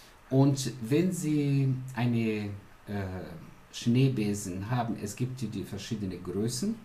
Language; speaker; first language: German; non-native, fluent; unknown